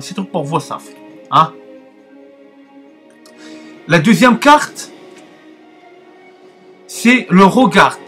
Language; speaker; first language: French; non-native, learner; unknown